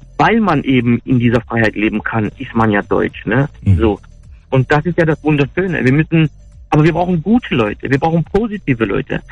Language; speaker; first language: German; early bilingual, other home language; Turkish